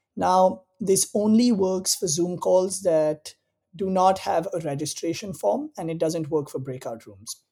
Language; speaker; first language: English; non-native, local second language; Hindi